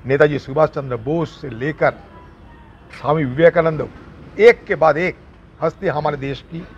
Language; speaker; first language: Hindi; non-native, local second language; Bangla